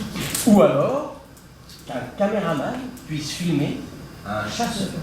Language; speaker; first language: French; native; French